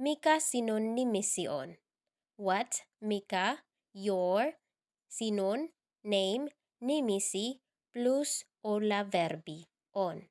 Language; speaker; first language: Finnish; non-native, learner; Cebuano